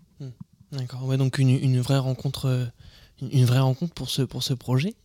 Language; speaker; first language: French; native; French